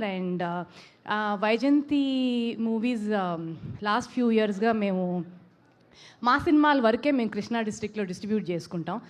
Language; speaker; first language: Telugu; native; Telugu